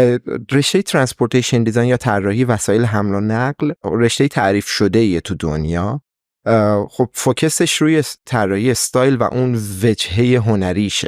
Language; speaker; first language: Persian; native; Persian